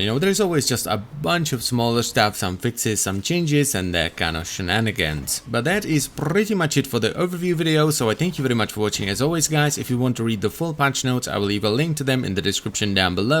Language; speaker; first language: English; non-native, fluent; Czech